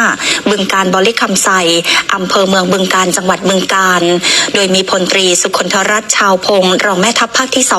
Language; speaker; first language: Thai; native; Thai